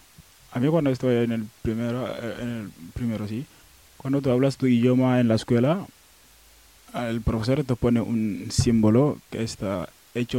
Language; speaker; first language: Spanish; non-native, learner; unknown